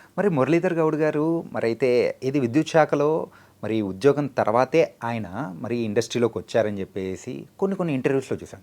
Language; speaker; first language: Telugu; native; Telugu